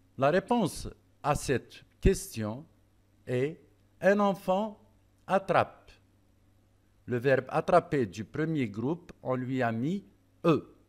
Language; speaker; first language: French; non-native, local second language; Arabic